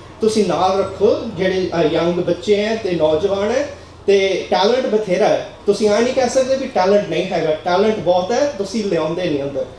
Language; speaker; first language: Punjabi; early bilingual, heritage; Punjabi